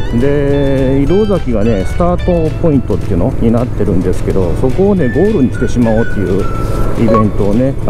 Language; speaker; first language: Japanese; native; Japanese